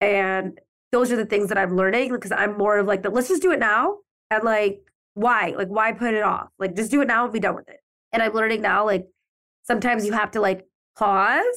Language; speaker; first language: English; native; English